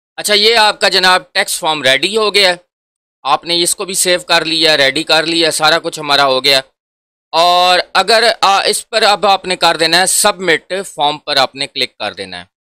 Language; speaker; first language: Urdu; non-native, local second language; Punjabi